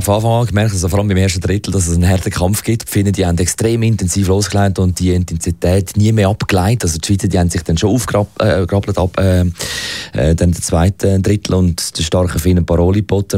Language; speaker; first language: German; native; German